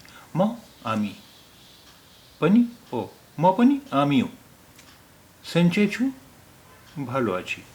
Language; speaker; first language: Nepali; non-native, fluent; Bangla